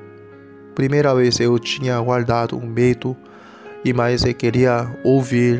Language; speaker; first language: Portuguese; non-native, learner; Korean